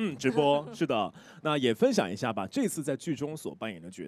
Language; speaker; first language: Chinese; native; Chinese